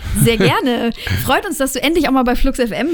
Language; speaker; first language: German; native; German